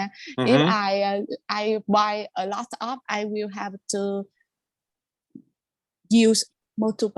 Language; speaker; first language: English; non-native, learner; Vietnamese